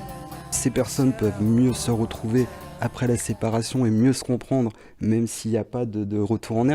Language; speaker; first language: French; native; French